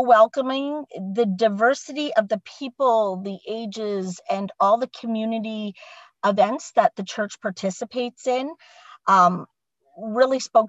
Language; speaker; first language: English; native; English